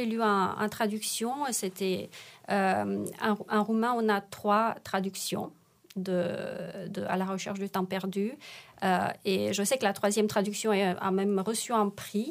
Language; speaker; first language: French; non-native, fluent; Romanian